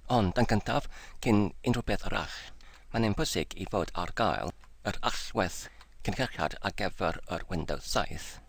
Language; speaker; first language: Welsh; non-native, fluent; English